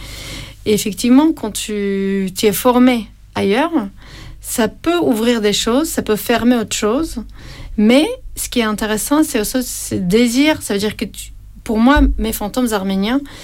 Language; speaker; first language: French; non-native, fluent; Armenian